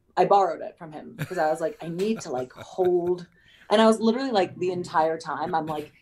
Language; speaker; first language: English; native; English